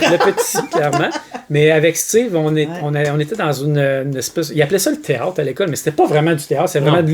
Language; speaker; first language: French; native; French